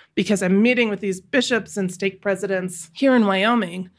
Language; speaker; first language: English; native; English